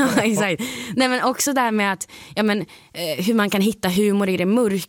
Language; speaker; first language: Swedish; native; Swedish